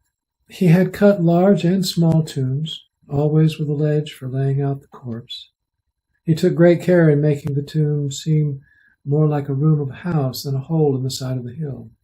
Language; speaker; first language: English; native; English